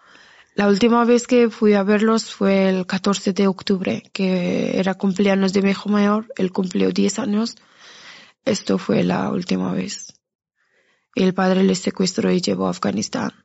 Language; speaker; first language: Spanish; non-native, fluent; Persian